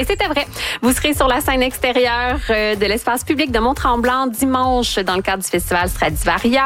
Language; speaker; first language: French; native; French